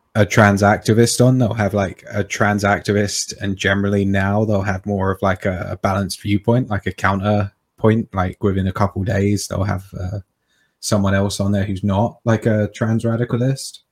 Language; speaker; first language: English; native; English